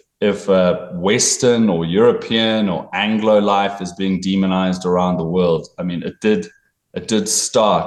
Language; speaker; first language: English; native; English